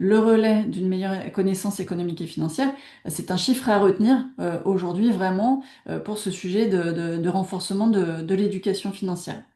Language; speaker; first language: French; native; French